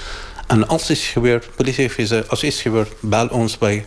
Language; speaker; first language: Dutch; non-native, learner; Arabic